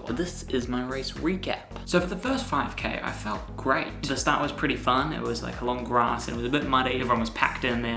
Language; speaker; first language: English; native; English